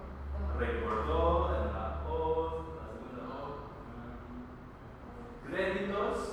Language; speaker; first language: Spanish; non-native, fluent; English